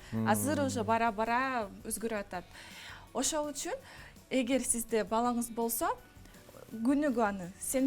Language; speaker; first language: Kyrgyz; non-native, local second language; Russian